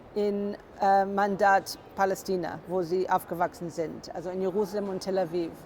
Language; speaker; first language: German; non-native, fluent; English